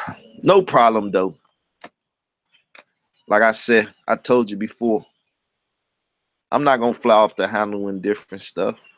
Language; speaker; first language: English; native; English